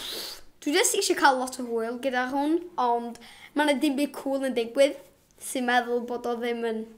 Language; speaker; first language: Welsh; non-native, local second language; English